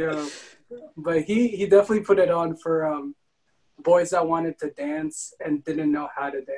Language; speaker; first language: English; non-native, local second language; Filipino